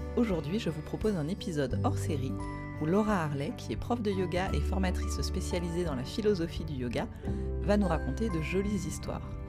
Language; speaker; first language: French; native; French